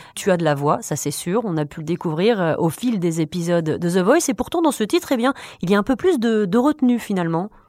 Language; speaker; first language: French; native; French